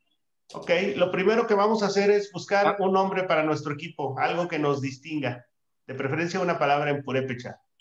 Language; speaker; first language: Spanish; native; Spanish